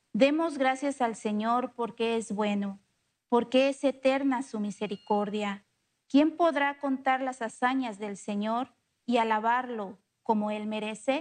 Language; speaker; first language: Spanish; native; Spanish